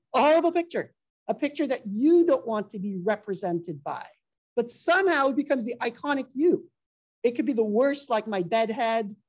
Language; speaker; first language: English; native; English